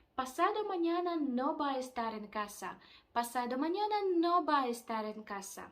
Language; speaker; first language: Spanish; non-native, fluent; Ukrainian